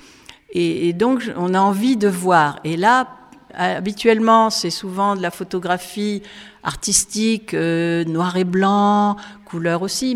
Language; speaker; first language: French; native; French